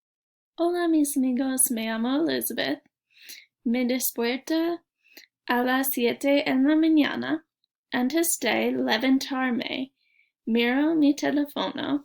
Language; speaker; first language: Spanish; non-native, learner; English